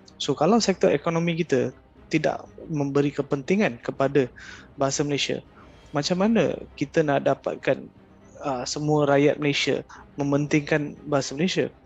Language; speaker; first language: Malay; non-native, local second language; Tamil